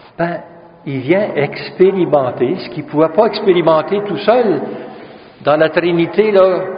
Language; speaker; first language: French; native; French